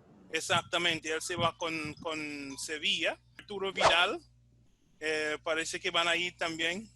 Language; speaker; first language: Spanish; non-native, fluent; English